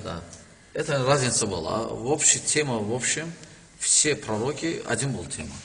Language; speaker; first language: Russian; non-native, learner; Turkish